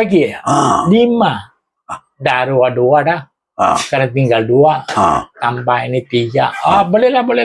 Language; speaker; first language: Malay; non-native, local second language; Tamil